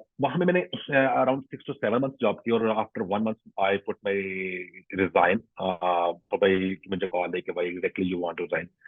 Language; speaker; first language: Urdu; non-native, local second language; Punjabi